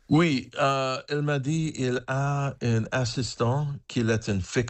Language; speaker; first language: French; non-native, learner; English